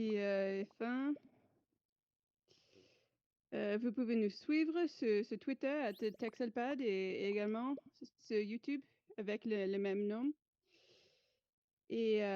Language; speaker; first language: French; non-native, fluent; English